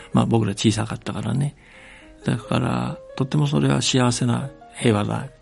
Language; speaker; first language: Japanese; native; Japanese